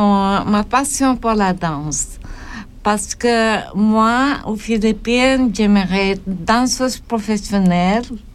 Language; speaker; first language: French; non-native, learner; Filipino